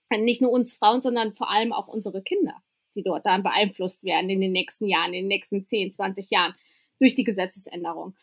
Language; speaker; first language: German; early bilingual, other home language; Albanian